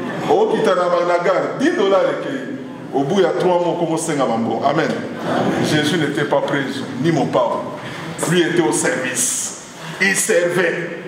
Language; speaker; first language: French; non-native, local second language; Lingala